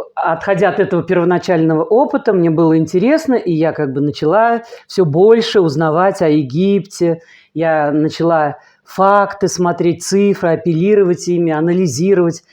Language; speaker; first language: Russian; native; Russian